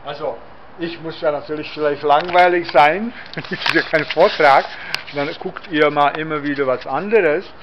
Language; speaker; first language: German; non-native, fluent; Czech